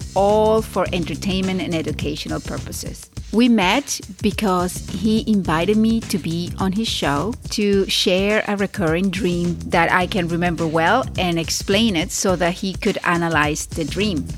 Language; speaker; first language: English; non-native, fluent; Spanish